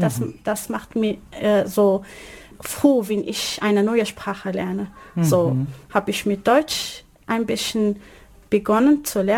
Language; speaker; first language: German; non-native, learner; Arabic